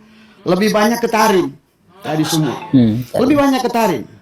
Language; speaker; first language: Indonesian; native; Indonesian